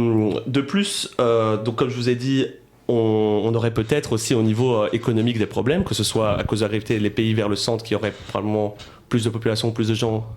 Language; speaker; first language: French; native; French